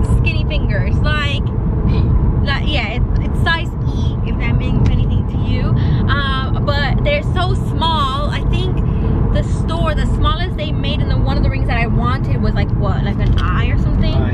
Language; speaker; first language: English; native; English